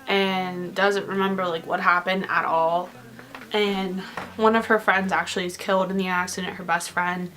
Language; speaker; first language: English; native; English